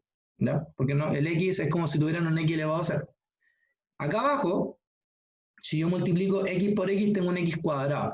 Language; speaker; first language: Spanish; native; Spanish